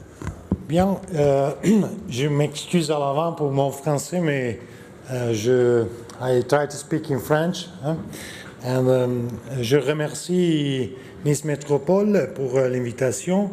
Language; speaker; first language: French; non-native, learner; Italian